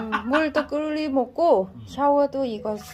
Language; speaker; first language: Korean; non-native, learner; Vietnamese